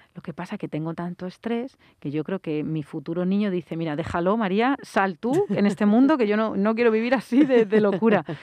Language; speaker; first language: Spanish; native; Spanish